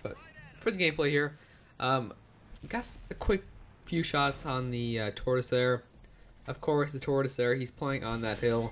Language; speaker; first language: English; native; English